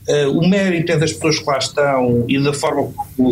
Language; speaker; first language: Portuguese; native; Portuguese